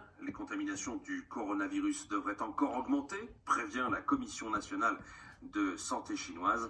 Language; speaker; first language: French; native; French